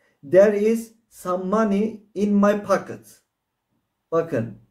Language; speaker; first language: English; non-native, fluent; Turkish